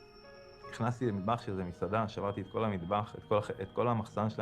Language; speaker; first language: Hebrew; native; Hebrew